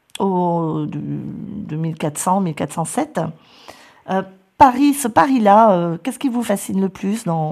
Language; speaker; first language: French; native; French